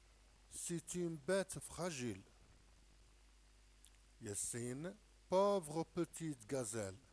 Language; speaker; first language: French; non-native, local second language; Arabic